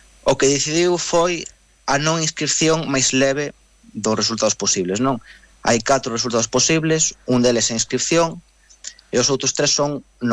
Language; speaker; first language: Galician; native; Galician